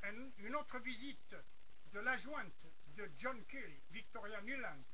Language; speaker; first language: French; non-native, local second language; Arabic